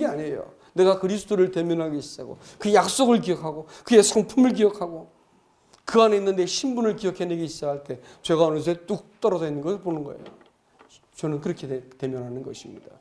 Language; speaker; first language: Korean; native; Korean